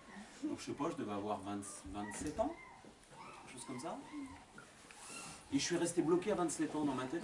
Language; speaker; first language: French; native; French